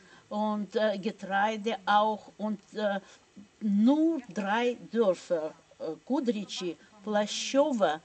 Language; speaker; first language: German; non-native, fluent; Russian